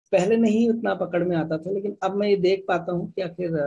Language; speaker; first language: Hindi; native; Hindi